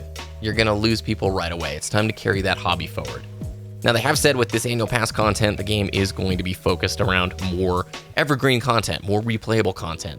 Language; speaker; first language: English; native; English